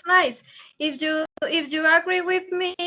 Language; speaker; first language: English; non-native, fluent; Spanish